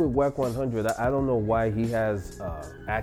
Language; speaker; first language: English; non-native, fluent; Spanish